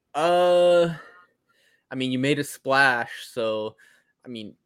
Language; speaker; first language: English; native; English